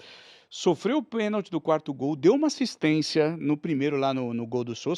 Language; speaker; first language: Portuguese; native; Portuguese